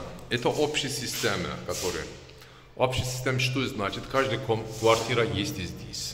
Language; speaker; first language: Russian; non-native, learner; Turkish